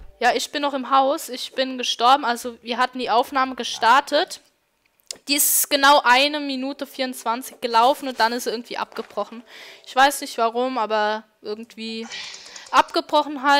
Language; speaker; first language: German; native; German